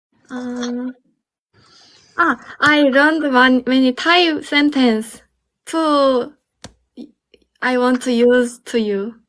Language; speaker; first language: English; non-native, learner; Korean